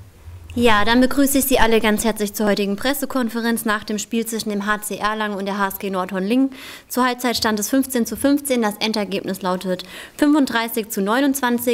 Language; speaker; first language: German; native; German